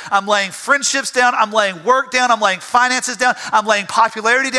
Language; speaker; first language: English; native; English